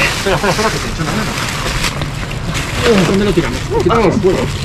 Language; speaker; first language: Spanish; native; Spanish